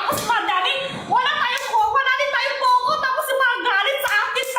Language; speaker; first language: Filipino; non-native, learner; Chinese